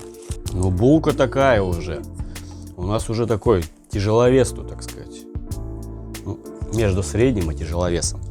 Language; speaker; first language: Russian; native; Russian